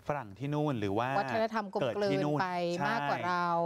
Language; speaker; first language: Thai; native; Thai